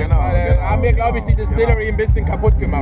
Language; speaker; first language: German; native; German